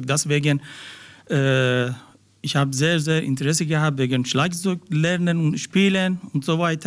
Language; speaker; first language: German; non-native, learner; Persian